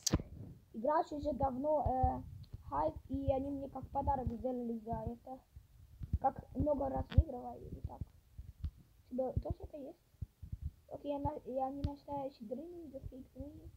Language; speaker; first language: Russian; early bilingual, heritage; Russian